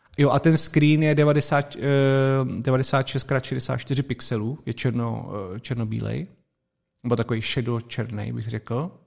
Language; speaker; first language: Czech; native; Czech